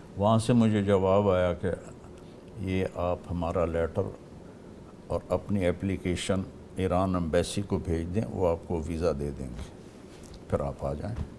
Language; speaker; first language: Urdu; non-native, local second language; Punjabi